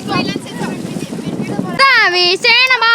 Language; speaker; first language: Danish; native; Danish